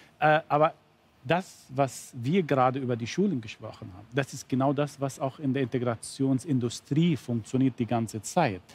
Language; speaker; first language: German; non-native, fluent; Arabic